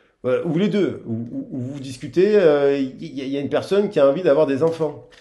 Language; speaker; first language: French; native; French